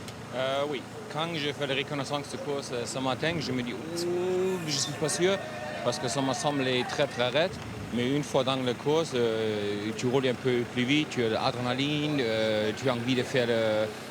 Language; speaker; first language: French; non-native, fluent; German